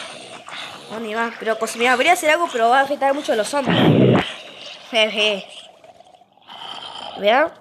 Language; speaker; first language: Spanish; native; Spanish